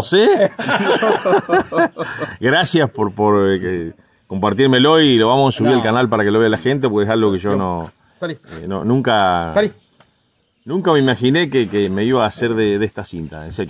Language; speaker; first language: Spanish; native; Spanish